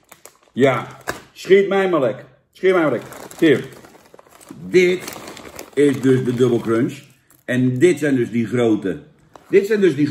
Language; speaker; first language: Dutch; native; Dutch